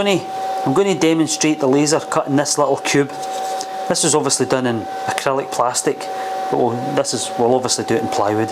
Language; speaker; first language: English; native; English